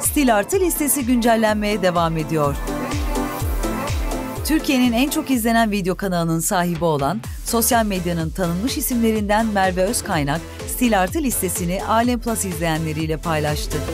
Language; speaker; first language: Turkish; native; Turkish